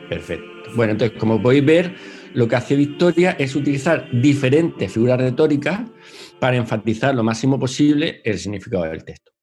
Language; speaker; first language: Spanish; native; Spanish